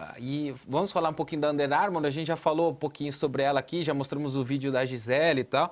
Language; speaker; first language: Portuguese; native; Portuguese